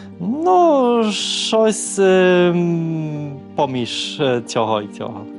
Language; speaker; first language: Ukrainian; non-native, learner; Polish